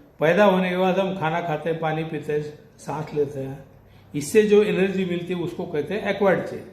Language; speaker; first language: Hindi; non-native, local second language; Marathi